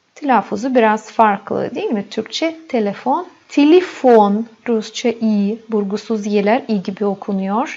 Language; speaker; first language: Turkish; non-native, fluent; Russian